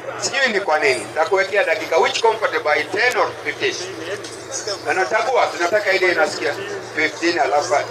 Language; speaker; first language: Swahili; native; Swahili